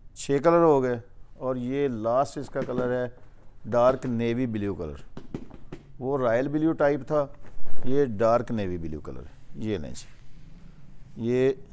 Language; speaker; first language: Urdu; non-native, local second language; Punjabi